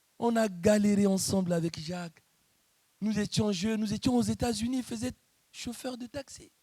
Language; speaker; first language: French; non-native, local second language; Lingala